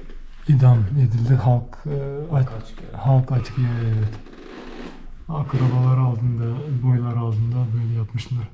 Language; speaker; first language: Turkish; non-native, learner; Bashkir